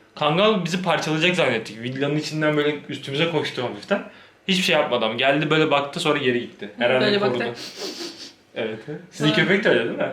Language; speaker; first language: Turkish; native; Turkish